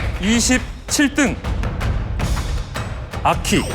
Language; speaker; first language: Korean; native; Korean